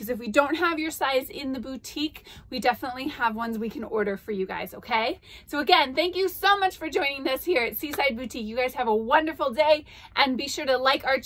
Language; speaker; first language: English; native; English